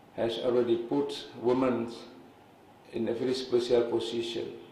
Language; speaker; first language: English; non-native, fluent; Indonesian